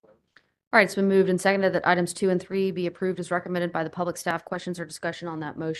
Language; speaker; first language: English; native; English